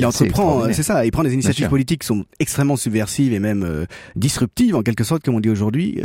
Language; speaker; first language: French; native; French